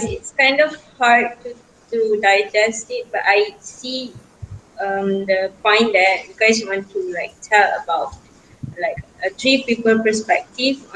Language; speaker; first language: English; non-native, local second language; Malay